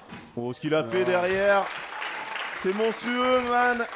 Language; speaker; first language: French; native; French